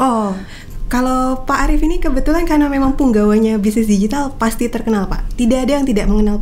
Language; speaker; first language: Indonesian; native; Indonesian